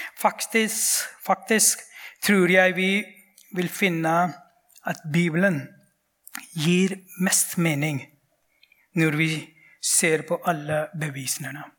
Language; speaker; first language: Norwegian; non-native, fluent; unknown